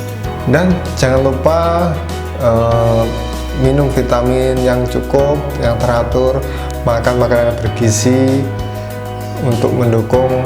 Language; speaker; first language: Indonesian; native; Indonesian